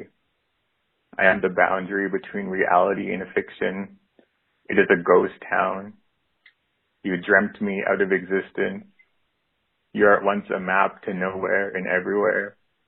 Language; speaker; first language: English; native; English